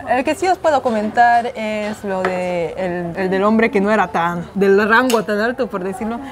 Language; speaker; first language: Spanish; non-native, local second language; Russian